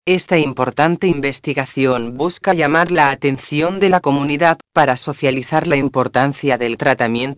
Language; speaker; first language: Spanish; native; Spanish